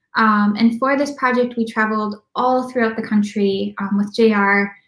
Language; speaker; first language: English; native; English